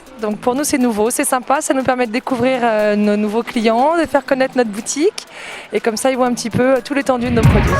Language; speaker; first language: French; native; French